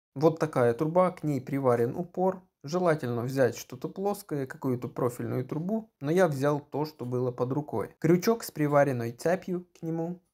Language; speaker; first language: Russian; non-native, local second language; Ukrainian